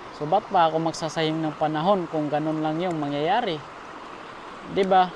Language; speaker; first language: Filipino; non-native, local second language; Cebuano